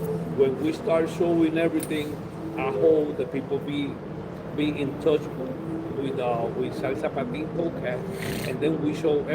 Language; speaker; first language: English; non-native, learner; Spanish